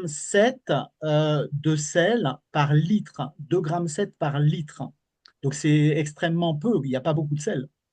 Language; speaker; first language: French; native; French